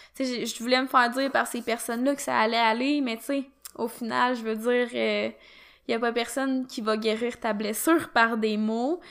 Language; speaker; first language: French; native; French